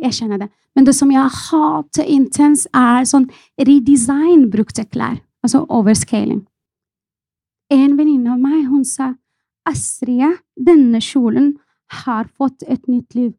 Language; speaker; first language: Norwegian; non-native, fluent; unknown